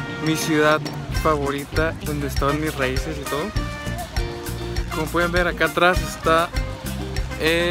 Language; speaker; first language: Spanish; early bilingual, heritage; Spanish